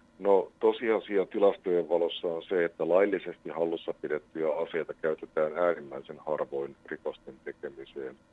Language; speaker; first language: Finnish; native; Finnish